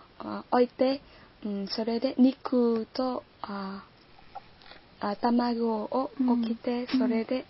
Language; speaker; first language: Japanese; non-native, learner; Vietnamese